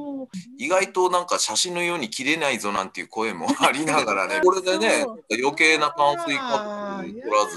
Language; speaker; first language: Japanese; native; Japanese